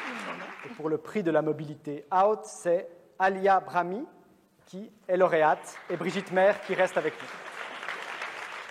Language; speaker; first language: French; native; French